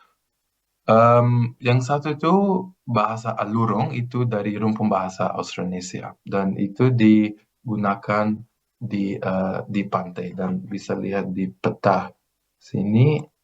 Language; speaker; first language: Indonesian; non-native, fluent; Greek